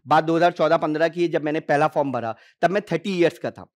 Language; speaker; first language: Hindi; native; Hindi